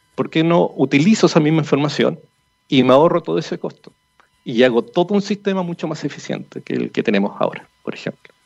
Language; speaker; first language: Spanish; native; Spanish